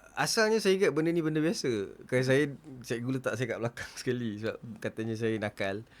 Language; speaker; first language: Malay; native; Malay